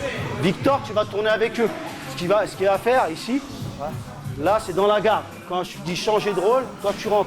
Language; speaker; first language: French; native; French